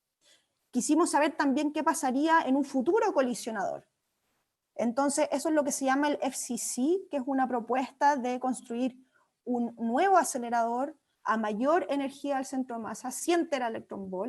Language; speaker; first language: Spanish; native; Spanish